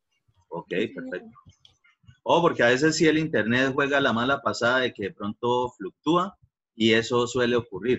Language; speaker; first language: Spanish; native; Spanish